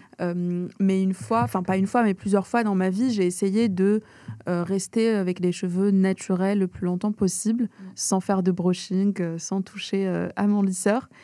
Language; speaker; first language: French; early bilingual, other home language; Arabic